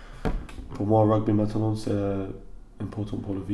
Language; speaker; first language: French; non-native, learner; English